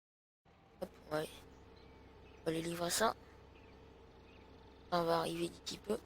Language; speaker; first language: French; native; French